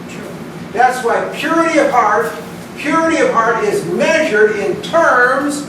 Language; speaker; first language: English; native; English